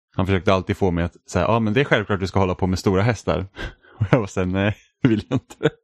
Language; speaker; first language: Swedish; native; Swedish